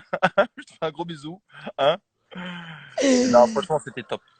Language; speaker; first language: French; native; French